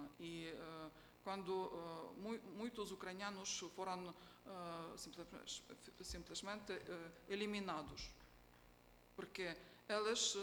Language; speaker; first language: Portuguese; non-native, fluent; Ukrainian